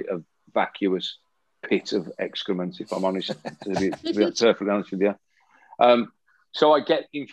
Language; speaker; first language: English; native; English